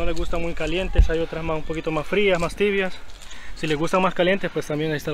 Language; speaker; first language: Spanish; native; Spanish